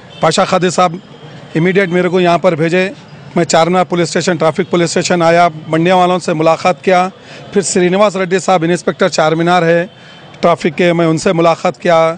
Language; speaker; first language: Urdu; native; Urdu